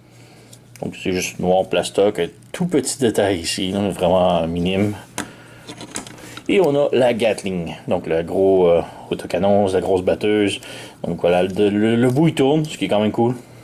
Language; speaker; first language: French; native; French